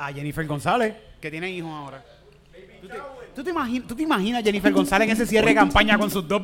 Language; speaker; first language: Spanish; native; Spanish